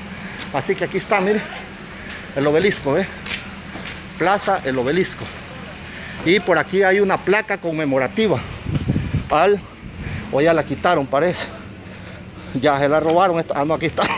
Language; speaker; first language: Spanish; native; Spanish